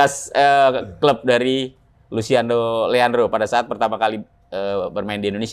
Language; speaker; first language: Indonesian; native; Indonesian